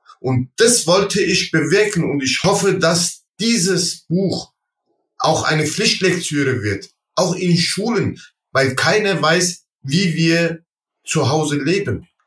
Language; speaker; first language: German; early bilingual, other home language; Turkish